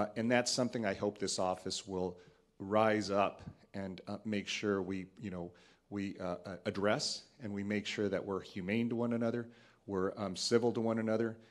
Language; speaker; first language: English; early bilingual, other home language; Spanish